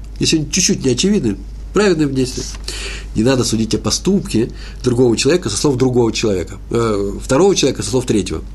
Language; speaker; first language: Russian; native; Russian